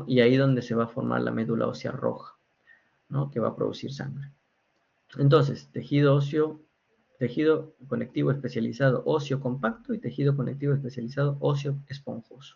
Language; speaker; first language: Spanish; native; Spanish